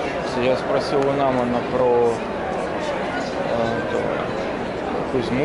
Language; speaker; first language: Russian; native; Russian